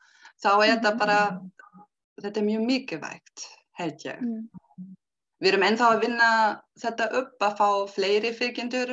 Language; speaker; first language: Icelandic; non-native, learner; German